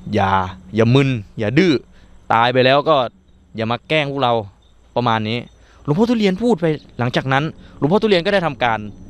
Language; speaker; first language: Thai; native; Thai